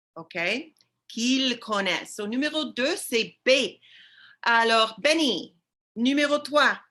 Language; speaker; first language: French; non-native, fluent; English